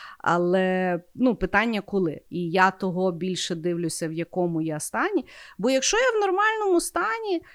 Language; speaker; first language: Ukrainian; native; Ukrainian